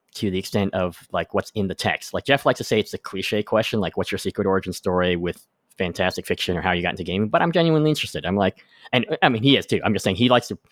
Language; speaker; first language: English; native; English